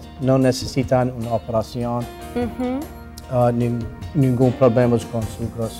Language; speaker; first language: Spanish; non-native, learner; English